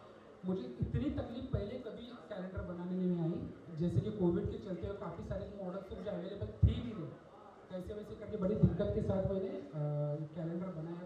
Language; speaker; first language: Hindi; native; Hindi